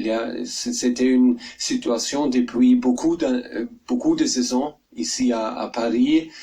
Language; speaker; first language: French; non-native, learner; German